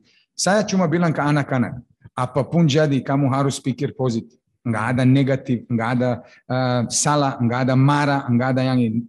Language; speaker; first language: Indonesian; non-native, fluent; Serbian